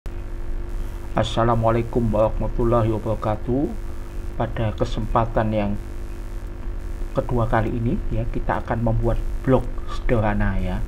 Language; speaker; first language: Indonesian; native; Indonesian